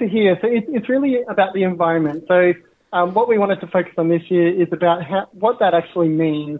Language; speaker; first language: English; native; English